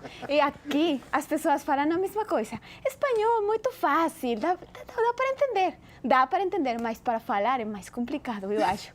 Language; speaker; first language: Portuguese; non-native, learner; Spanish